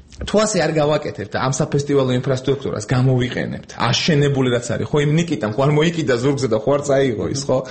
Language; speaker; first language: Georgian; native; Georgian